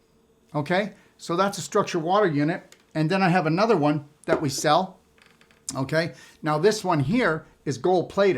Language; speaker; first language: English; native; English